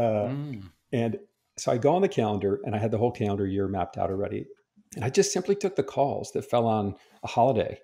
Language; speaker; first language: English; native; English